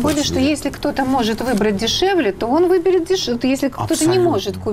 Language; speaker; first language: Russian; native; Russian